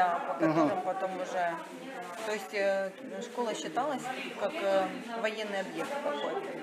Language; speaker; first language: Russian; native; Russian